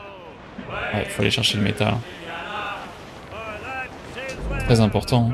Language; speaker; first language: French; native; French